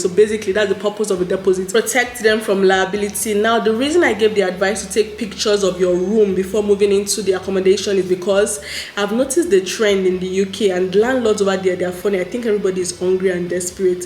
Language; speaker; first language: English; non-native, local second language; Yoruba